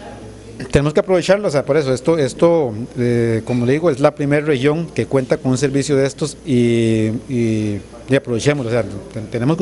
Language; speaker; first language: Spanish; native; Spanish